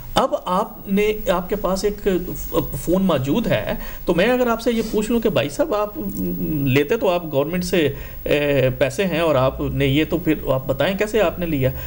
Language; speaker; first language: Urdu; non-native, local second language; Punjabi